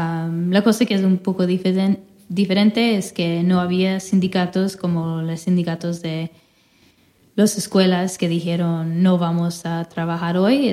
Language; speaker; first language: Spanish; non-native, fluent; English